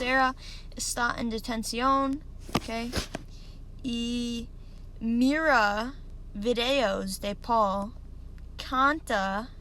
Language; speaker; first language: Spanish; non-native, learner; English